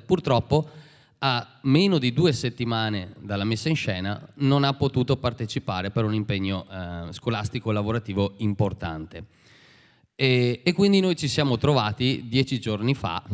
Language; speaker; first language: Italian; native; Italian